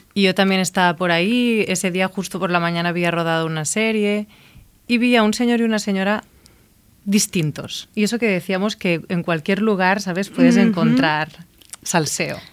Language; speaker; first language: Spanish; native; Spanish